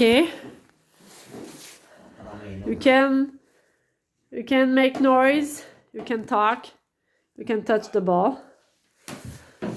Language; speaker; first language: English; non-native, learner; French